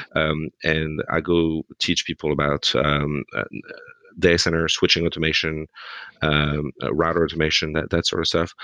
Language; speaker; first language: English; non-native, fluent; French